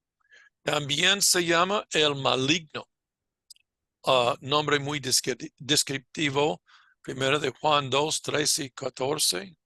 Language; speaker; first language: Spanish; non-native, fluent; English